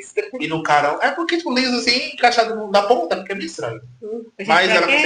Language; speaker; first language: Portuguese; native; Portuguese